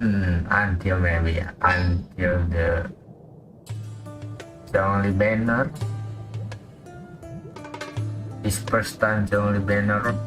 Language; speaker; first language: English; non-native, learner; Indonesian